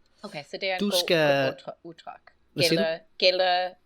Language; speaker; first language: Danish; non-native, learner; English